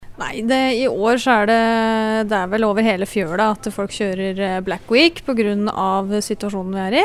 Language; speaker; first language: Norwegian; native; Norwegian